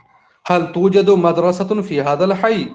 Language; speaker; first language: Arabic; non-native, fluent; Urdu